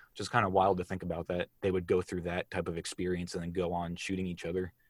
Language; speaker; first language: English; native; English